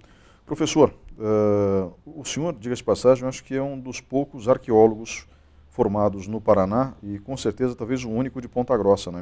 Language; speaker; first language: Portuguese; native; Portuguese